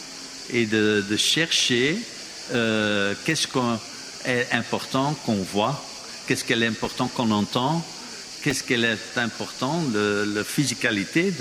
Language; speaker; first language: French; non-native, fluent; Dutch